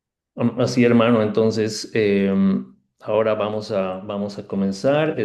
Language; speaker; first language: Spanish; native; Spanish